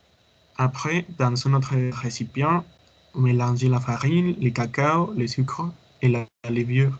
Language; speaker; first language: French; non-native, learner; Spanish